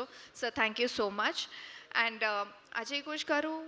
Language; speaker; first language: Telugu; non-native, fluent; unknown